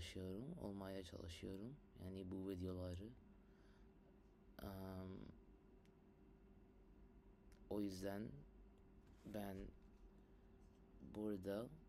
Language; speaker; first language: Turkish; non-native, learner; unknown